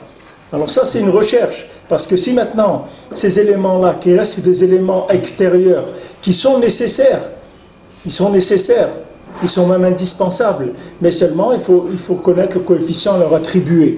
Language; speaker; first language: French; native; French